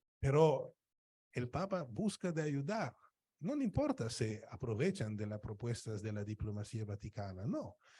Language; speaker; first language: Spanish; non-native, fluent; Polish